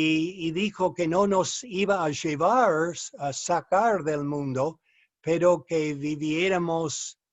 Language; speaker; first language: Spanish; non-native, fluent; English